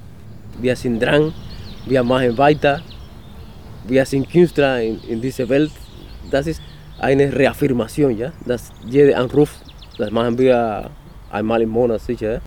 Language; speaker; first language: German; non-native, fluent; Spanish